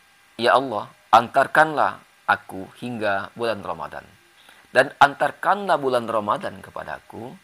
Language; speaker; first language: Indonesian; native; Indonesian